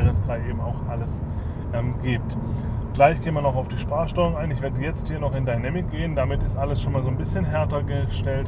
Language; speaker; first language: German; native; German